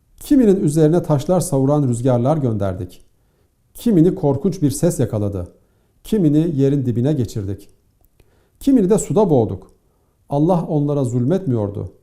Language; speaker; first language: Turkish; native; Turkish